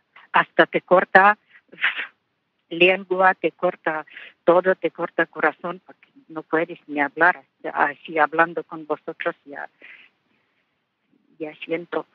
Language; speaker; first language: Spanish; non-native, learner; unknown